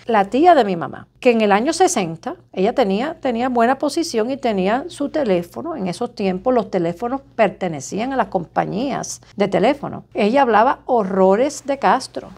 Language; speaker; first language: Spanish; native; Spanish